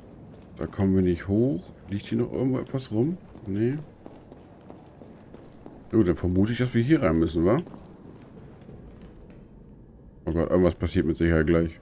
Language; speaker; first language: German; native; German